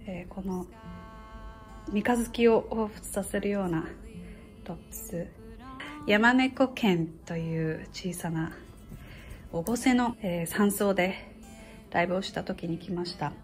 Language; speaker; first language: Japanese; native; Japanese